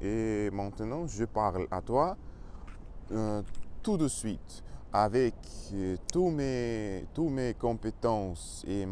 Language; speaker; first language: French; non-native, learner; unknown